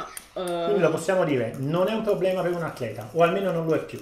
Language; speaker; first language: Italian; native; Italian